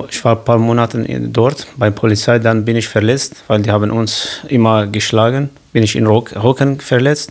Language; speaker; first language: German; non-native, learner; Kurdish